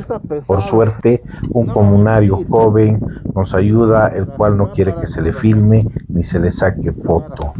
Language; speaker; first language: Spanish; native; Spanish